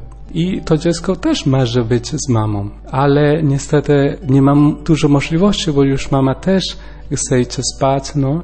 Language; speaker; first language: Polish; non-native, learner; Spanish